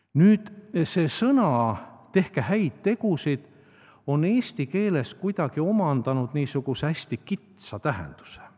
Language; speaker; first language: Estonian; native; Estonian